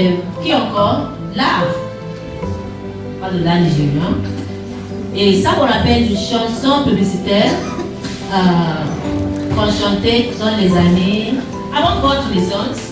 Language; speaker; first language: French; non-native, learner; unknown